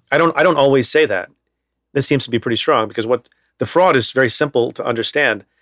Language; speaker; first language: English; early bilingual, other home language; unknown